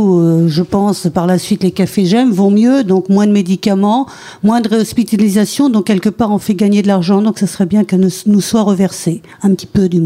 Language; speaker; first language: French; native; French